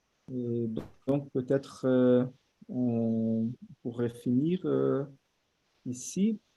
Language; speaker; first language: French; non-native, fluent; Portuguese